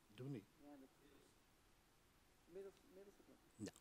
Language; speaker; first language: Dutch; non-native, fluent; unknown